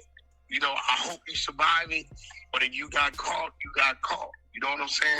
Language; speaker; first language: English; native; English